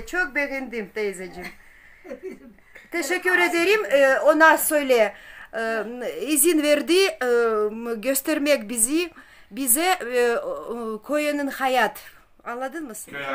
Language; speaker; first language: Turkish; non-native, learner; Russian